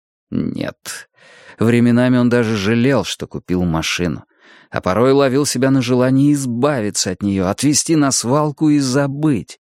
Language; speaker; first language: Russian; native; Russian